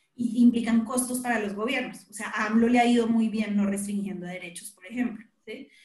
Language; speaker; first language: Spanish; native; Spanish